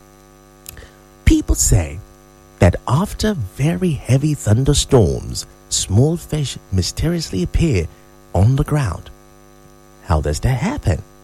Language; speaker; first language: English; non-native, local second language; Igbo